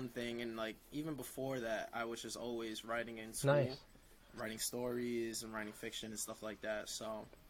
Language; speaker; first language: English; native; English